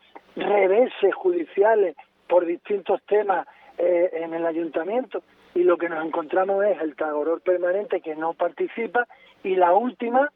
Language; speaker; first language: Spanish; native; Spanish